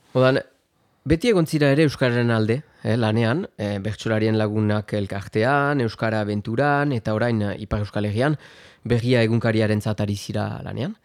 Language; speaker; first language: Basque; native; Basque